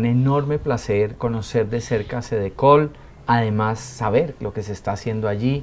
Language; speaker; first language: Spanish; native; Spanish